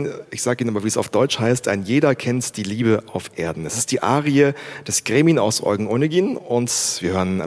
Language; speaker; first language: German; native; German